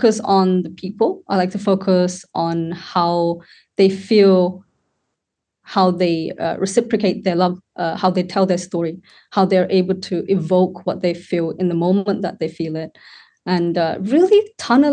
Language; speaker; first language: English; non-native, local second language; Tamil